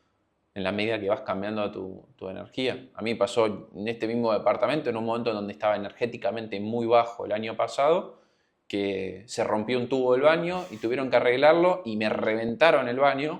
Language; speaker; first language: Spanish; native; Spanish